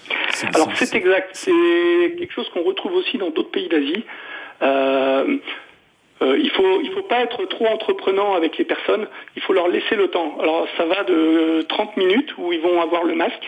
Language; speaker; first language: French; native; French